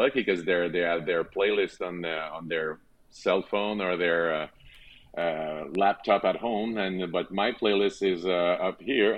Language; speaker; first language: English; non-native, fluent; French